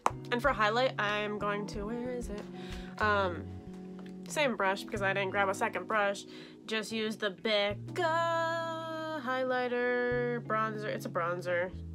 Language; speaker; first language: English; native; English